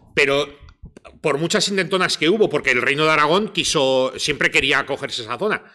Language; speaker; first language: Spanish; native; Spanish